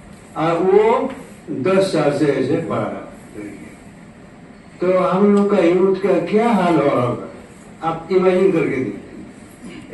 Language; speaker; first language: Hindi; non-native, local second language; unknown